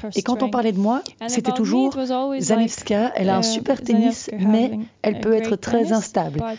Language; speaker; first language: French; non-native, fluent; Ukrainian